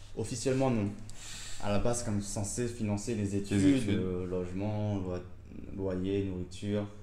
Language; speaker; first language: French; native; French